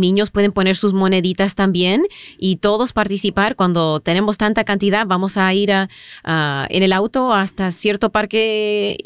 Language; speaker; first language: Spanish; early bilingual, heritage; Spanish